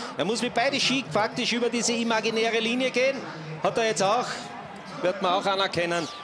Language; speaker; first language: German; native; German